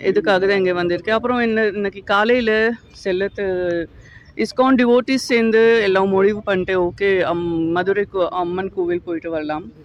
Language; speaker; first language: Tamil; non-native, learner; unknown